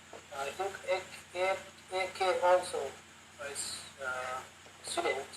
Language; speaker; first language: English; non-native, learner; Turkish